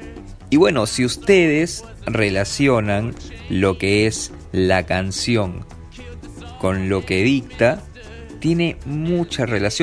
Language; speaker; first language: Spanish; native; Spanish